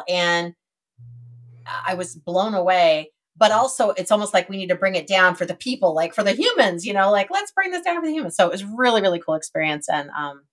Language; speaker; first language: English; native; English